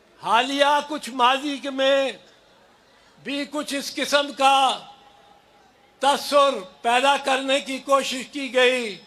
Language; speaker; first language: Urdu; non-native, local second language; Punjabi